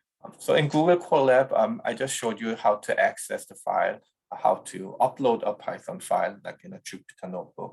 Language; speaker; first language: English; non-native, fluent; Korean